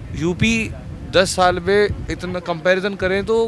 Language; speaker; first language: Hindi; native; Hindi